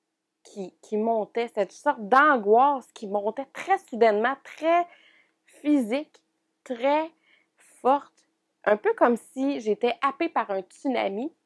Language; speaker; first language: French; native; French